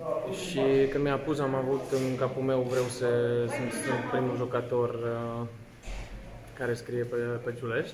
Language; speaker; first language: Romanian; non-native, fluent; Slovak